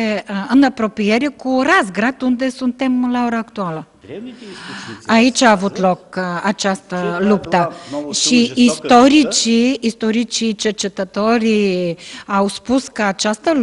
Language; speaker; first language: Romanian; non-native, fluent; Bulgarian